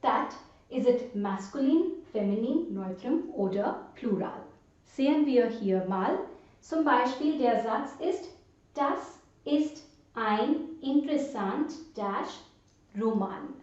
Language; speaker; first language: German; non-native, fluent; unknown